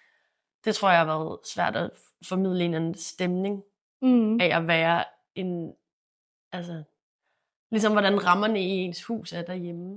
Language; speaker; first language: Danish; native; Danish